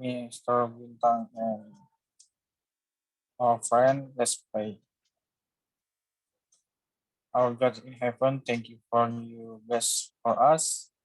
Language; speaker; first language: English; non-native, local second language; Indonesian